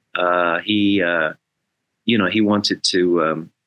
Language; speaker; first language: English; native; English